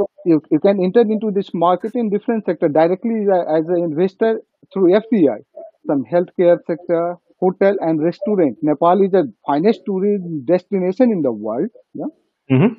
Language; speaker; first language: English; non-native, local second language; Nepali